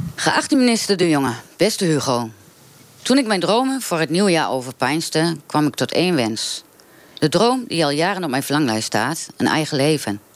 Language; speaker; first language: Dutch; native; Dutch